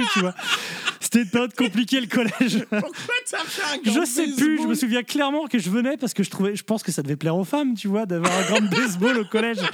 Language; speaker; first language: French; native; French